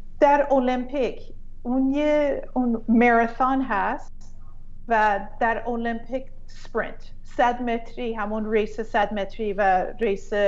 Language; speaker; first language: Persian; early bilingual, heritage; Persian